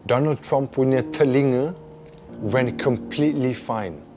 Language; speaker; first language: English; non-native, local second language; Malay